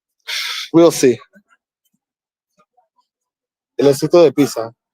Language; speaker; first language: Spanish; non-native, learner; English